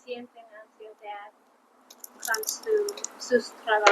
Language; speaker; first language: Spanish; non-native, learner; English